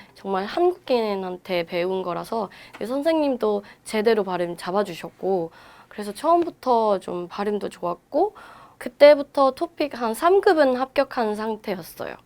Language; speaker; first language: Korean; non-native, fluent; Burmese